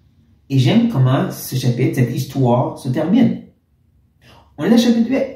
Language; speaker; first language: French; native; French